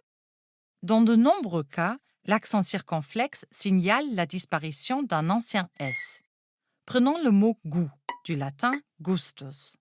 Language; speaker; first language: French; non-native, fluent; German